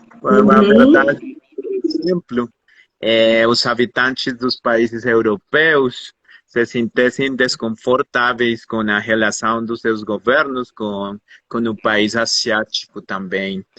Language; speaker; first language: Portuguese; non-native, fluent; Spanish